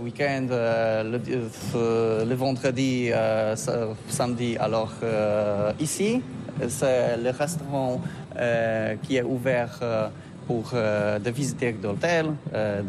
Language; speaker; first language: French; non-native, learner; Polish